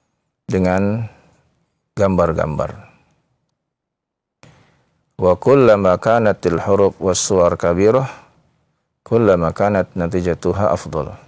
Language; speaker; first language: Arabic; non-native, fluent; Indonesian